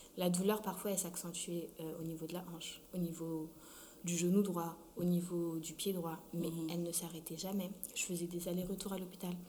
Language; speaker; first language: French; early bilingual, other home language; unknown